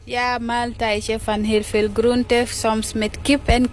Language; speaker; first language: Dutch; non-native, learner; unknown